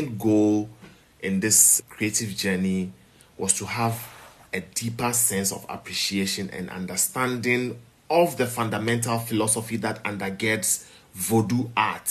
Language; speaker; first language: English; non-native, local second language; Ewe